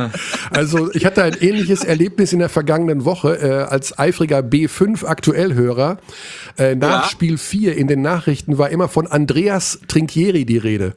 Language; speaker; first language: German; native; German